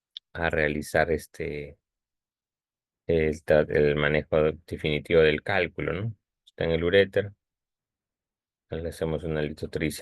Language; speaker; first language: Spanish; native; Spanish